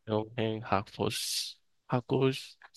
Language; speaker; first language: Korean; non-native, learner; Chinese